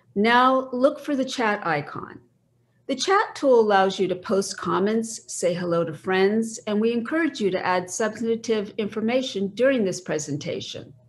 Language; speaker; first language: English; native; English